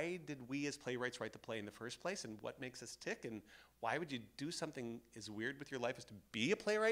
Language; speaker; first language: English; native; English